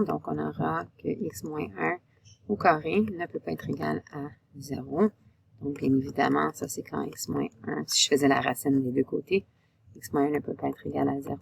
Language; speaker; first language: French; native; French